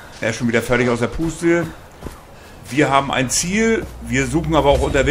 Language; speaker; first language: German; native; German